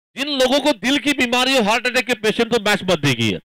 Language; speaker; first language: Hindi; non-native, local second language; Marathi